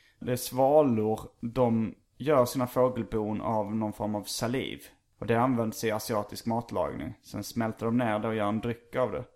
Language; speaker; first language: Swedish; native; Swedish